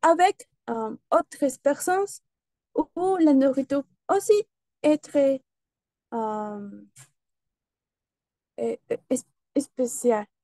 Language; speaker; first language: French; non-native, learner; Spanish